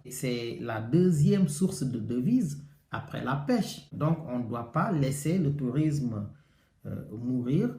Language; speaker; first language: French; non-native, local second language; Wolof